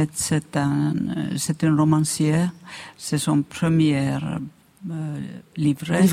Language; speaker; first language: French; non-native, fluent; Finnish